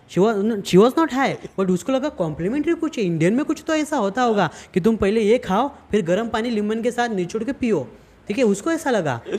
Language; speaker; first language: Hindi; non-native, local second language; Marathi